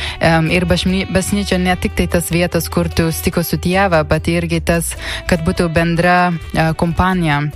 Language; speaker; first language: Lithuanian; non-native, learner; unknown